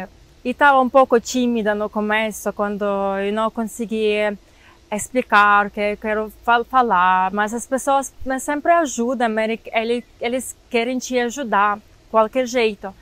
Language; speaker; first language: Portuguese; non-native, fluent; Ukrainian